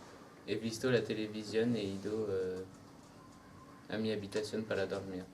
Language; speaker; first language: Spanish; non-native, learner; French